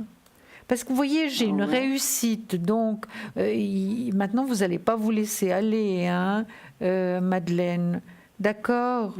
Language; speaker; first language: French; native; French